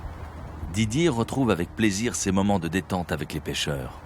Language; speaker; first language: French; native; French